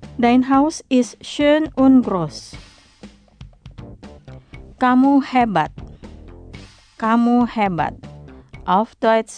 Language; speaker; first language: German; non-native, fluent; Indonesian